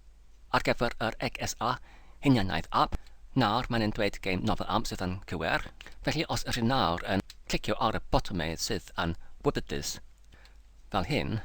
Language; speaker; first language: Welsh; non-native, learner; English